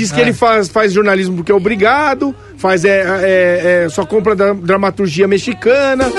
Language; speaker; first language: Portuguese; native; Portuguese